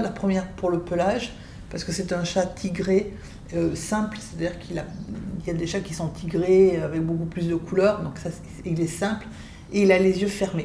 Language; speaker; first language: French; native; French